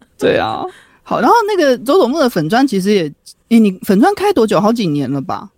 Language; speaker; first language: Chinese; native; Chinese